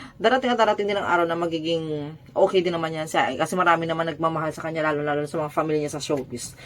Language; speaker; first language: Filipino; native; Filipino